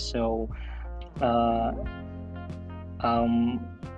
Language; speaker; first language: English; non-native, fluent; Indonesian